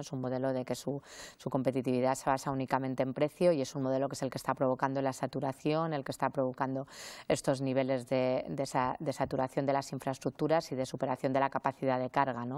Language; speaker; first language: Spanish; native; Spanish